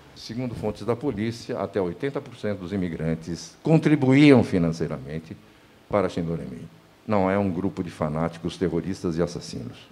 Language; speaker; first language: Portuguese; native; Portuguese